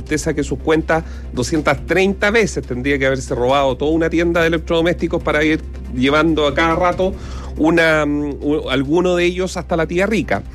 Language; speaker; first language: Spanish; native; Spanish